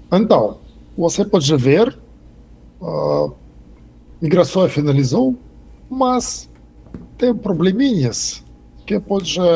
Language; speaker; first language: Portuguese; non-native, fluent; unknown